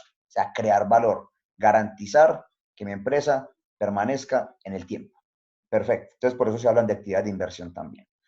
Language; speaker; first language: Spanish; native; Spanish